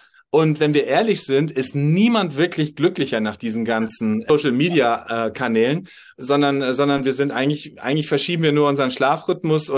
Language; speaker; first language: German; native; German